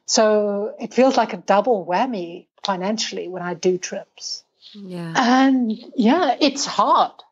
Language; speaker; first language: English; native; English